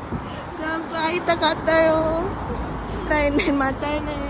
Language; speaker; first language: Japanese; non-native, learner; Filipino